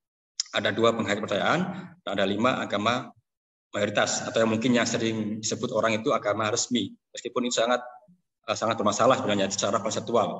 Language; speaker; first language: Indonesian; native; Indonesian